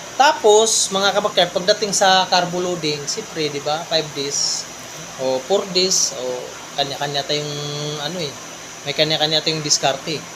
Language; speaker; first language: Filipino; non-native, local second language; Cebuano